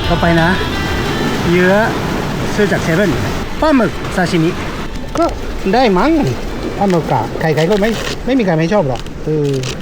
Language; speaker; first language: Thai; native; Thai